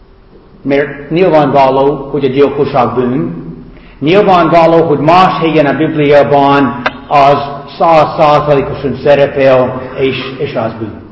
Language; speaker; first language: Hungarian; non-native, fluent; English